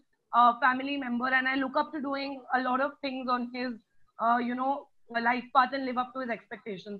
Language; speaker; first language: English; non-native, local second language; Hindi